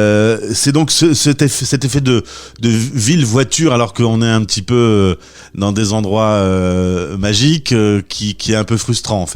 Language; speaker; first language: French; native; French